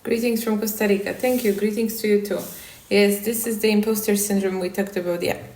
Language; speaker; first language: English; non-native, fluent; Polish